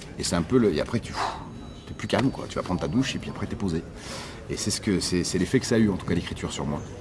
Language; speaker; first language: French; early bilingual, other home language; Arabic